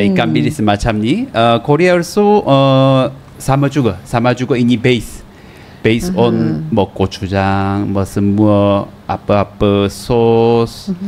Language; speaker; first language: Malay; non-native, learner; Korean